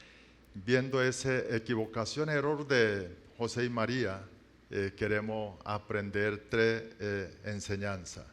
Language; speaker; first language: Spanish; non-native, learner; Korean